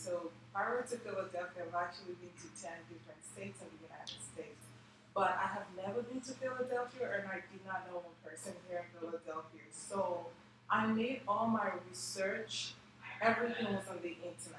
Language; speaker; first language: English; non-native, local second language; Igbo